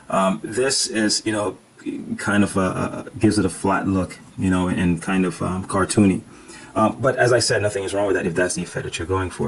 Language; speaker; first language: English; native; English